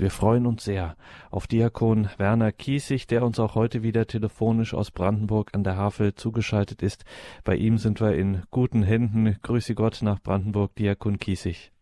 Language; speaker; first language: German; native; German